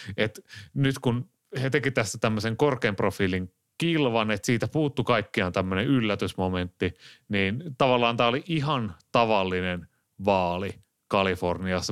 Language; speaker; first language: Finnish; native; Finnish